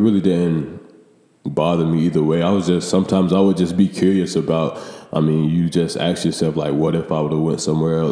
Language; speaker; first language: English; native; English